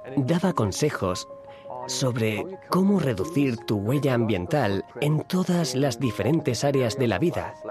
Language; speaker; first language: Spanish; non-native, fluent; German